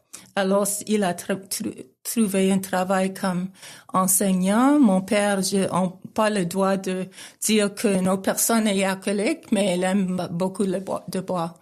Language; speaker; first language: French; non-native, local second language; English